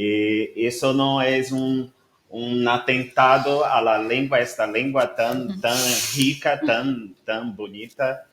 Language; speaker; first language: Spanish; non-native, learner; Portuguese